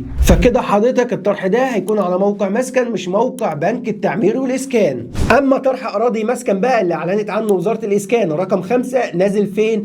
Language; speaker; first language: Arabic; native; Arabic